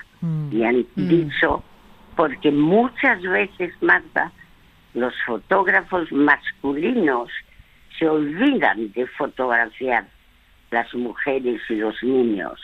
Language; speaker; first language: Spanish; early bilingual, other home language; French